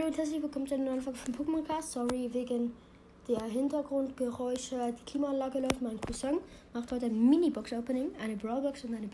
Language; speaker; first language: German; native; German